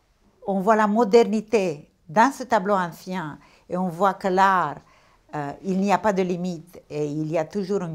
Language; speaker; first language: French; non-native, fluent; Portuguese